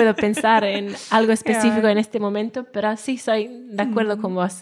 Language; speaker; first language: Spanish; non-native, fluent; Welsh